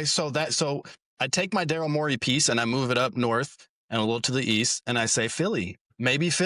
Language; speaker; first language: English; native; English